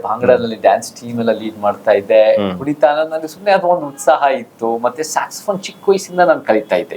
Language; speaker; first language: Kannada; early bilingual, heritage; Kannada